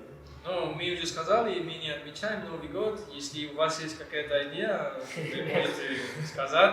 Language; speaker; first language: Russian; non-native, learner; Malay